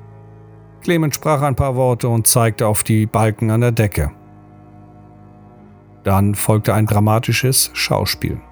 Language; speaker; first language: German; native; German